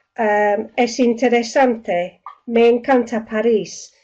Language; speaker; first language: Spanish; non-native, fluent; English